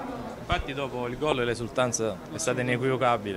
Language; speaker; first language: Italian; native; Italian